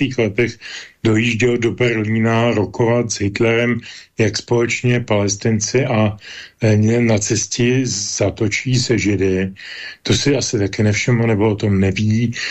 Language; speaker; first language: Czech; native; Czech